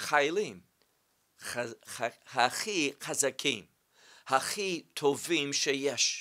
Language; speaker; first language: Hebrew; non-native, fluent; English